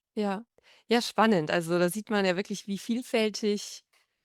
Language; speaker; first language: German; native; German